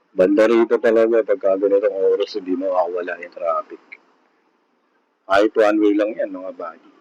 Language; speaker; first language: Filipino; native; Filipino